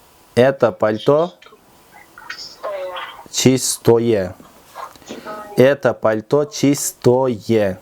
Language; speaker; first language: Russian; non-native, fluent; Kyrgyz